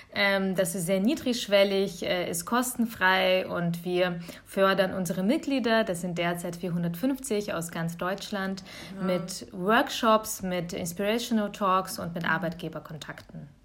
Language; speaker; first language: German; early bilingual, other home language; Russian